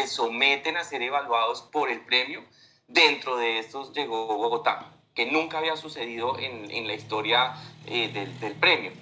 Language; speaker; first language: Spanish; native; Spanish